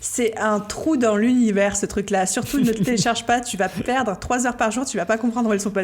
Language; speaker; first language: French; native; French